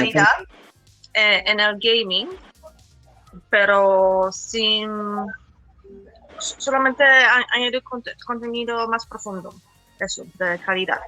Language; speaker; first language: Spanish; non-native, fluent; Polish